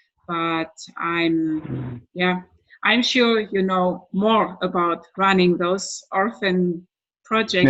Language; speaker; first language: English; non-native, fluent; German